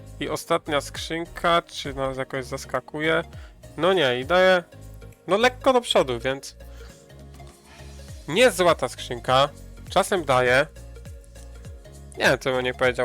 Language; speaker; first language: Polish; native; Polish